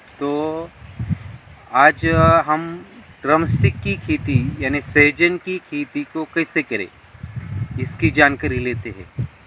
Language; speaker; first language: Hindi; non-native, local second language; Marathi